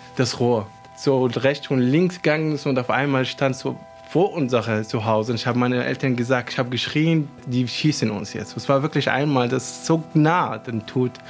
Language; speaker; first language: German; non-native, fluent; Arabic